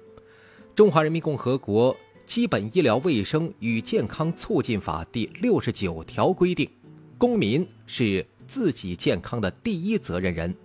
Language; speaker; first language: Chinese; native; Chinese